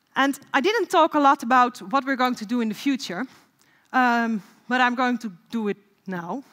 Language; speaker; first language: English; non-native, fluent; Dutch